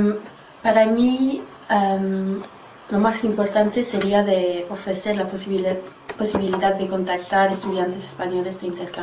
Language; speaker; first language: Spanish; non-native, learner; English